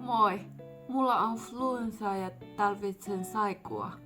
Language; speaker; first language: Finnish; non-native, learner; Chinese